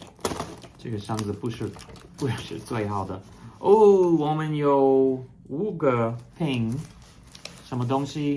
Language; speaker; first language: Chinese; non-native, fluent; English